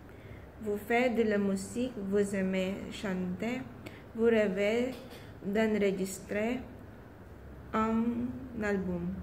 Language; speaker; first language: French; non-native, learner; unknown